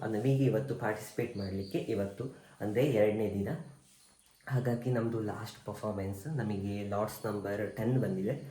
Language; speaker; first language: Kannada; native; Kannada